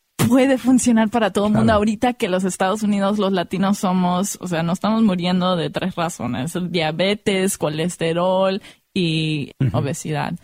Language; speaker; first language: Spanish; early bilingual, heritage; Spanish